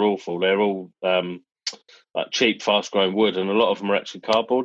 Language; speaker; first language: English; native; English